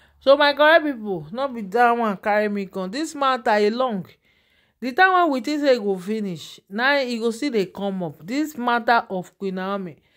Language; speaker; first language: Nigerian Pidgin; non-native, local second language; Yoruba